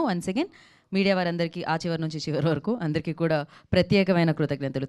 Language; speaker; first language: Telugu; native; Telugu